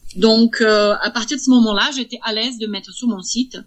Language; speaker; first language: French; non-native, fluent; Portuguese